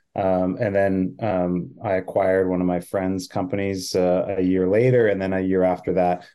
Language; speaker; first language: English; native; English